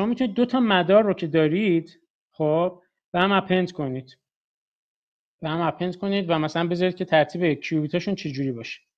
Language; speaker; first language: Persian; native; Persian